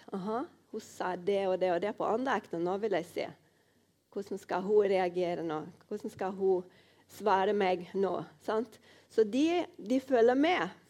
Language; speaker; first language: Norwegian; non-native, fluent; Portuguese